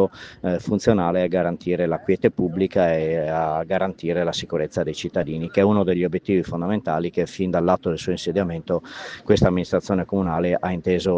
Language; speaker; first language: Italian; native; Italian